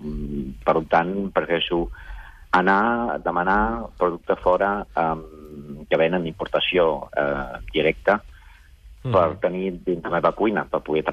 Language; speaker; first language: Catalan; non-native, fluent; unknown